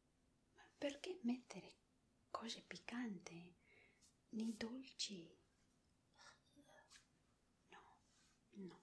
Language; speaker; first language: Italian; non-native, learner; Spanish